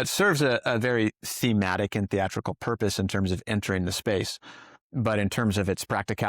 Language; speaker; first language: English; native; English